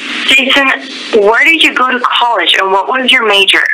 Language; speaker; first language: English; non-native, fluent; Russian